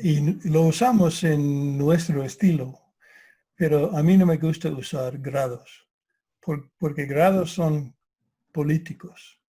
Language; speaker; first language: Spanish; non-native, fluent; English